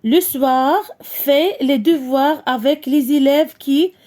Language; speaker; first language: French; non-native, local second language; Arabic